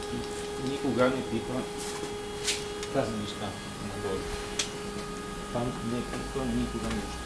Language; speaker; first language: Bulgarian; non-native, learner; Italian